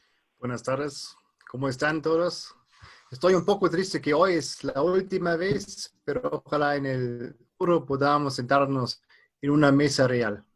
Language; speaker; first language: Spanish; non-native, fluent; German